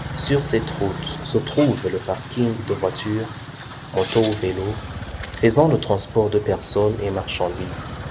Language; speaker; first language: French; non-native, local second language; Rundi